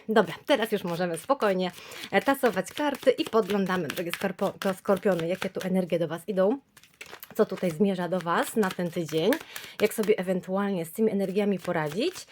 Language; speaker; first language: Polish; native; Polish